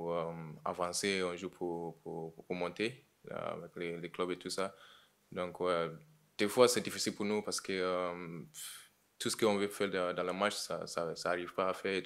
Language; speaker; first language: French; non-native, learner; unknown